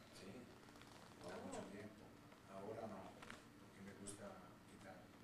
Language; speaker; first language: Spanish; non-native, learner; Italian